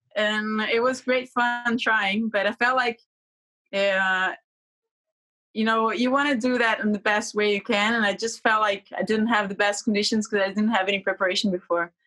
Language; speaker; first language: English; non-native, fluent; Portuguese